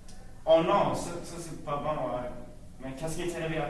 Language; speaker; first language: French; non-native, learner; English